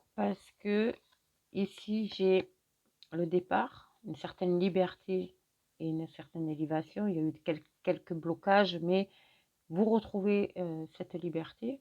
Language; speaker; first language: French; native; French